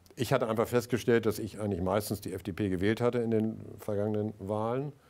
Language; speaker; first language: German; native; German